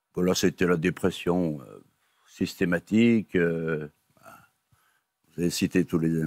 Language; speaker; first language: French; native; French